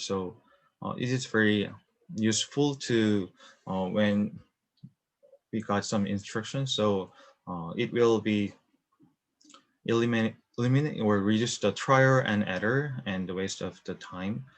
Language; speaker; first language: English; non-native, learner; Korean